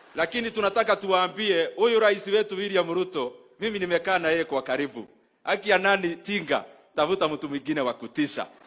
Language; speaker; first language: Swahili; non-native, local second language; Kikuyu